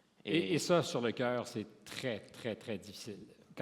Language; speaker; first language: French; native; French